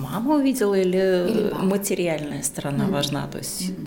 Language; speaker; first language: Russian; native; Russian